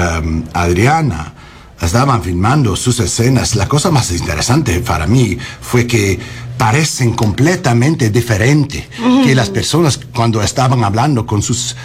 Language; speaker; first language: Spanish; non-native, learner; English